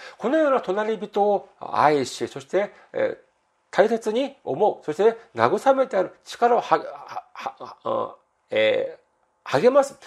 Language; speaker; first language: Japanese; non-native, fluent; Korean